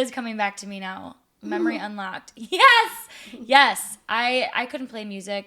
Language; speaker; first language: English; native; English